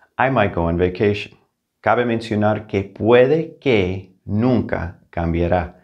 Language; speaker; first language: Spanish; non-native, fluent; English